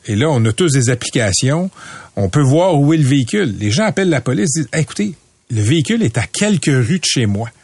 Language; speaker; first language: French; native; French